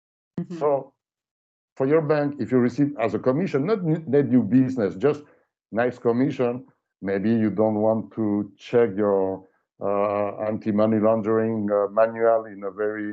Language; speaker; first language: English; non-native, fluent; French